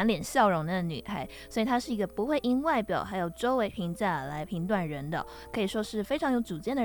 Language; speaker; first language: Chinese; native; Chinese